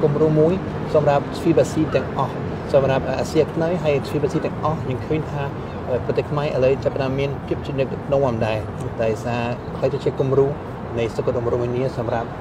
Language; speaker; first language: Khmer; non-native, fluent; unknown